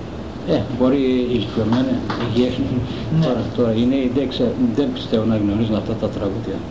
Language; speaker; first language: Greek; non-native, local second language; Turkish